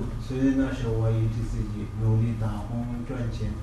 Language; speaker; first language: Chinese; non-native, learner; Tibetan